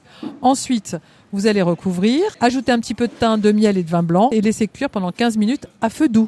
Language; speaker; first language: French; native; French